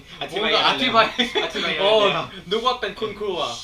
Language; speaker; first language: Thai; non-native, learner; Korean